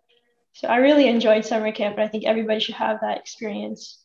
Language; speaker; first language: English; native; English